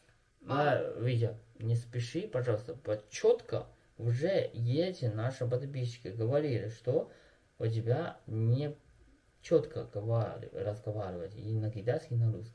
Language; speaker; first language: Russian; non-native, learner; Chinese